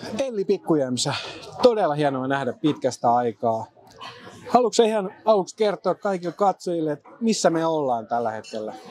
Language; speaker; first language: Finnish; native; Finnish